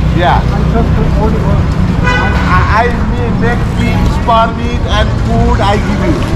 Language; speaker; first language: English; non-native, learner; Nepali